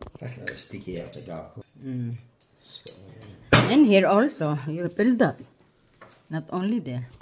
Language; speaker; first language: English; non-native, learner; Filipino